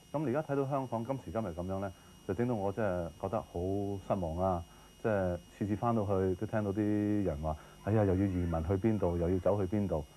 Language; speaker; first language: Cantonese; early bilingual, heritage; Cantonese